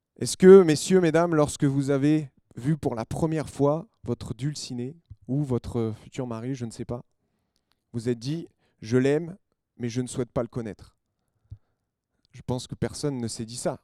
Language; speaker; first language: French; native; French